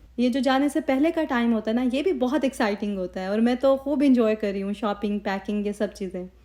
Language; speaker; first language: Urdu; native; Urdu